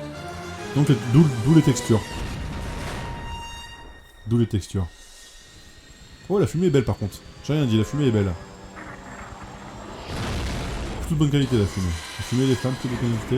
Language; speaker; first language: French; native; French